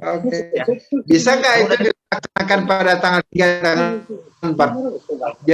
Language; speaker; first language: Indonesian; native; Indonesian